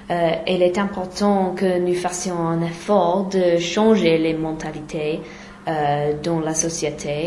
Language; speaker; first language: French; non-native, fluent; English